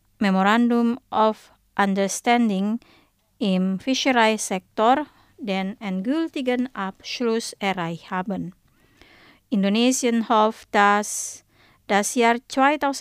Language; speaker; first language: German; non-native, fluent; Indonesian